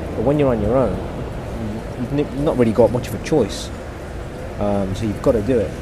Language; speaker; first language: English; native; English